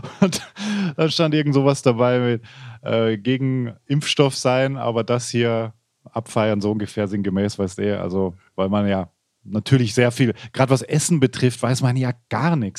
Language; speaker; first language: German; native; German